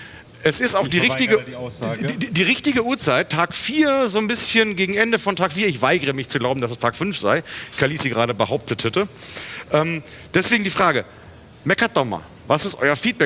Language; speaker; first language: German; native; German